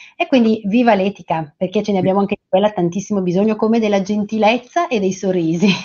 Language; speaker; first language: Italian; native; Italian